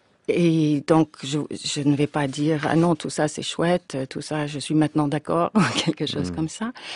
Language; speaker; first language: French; non-native, fluent; English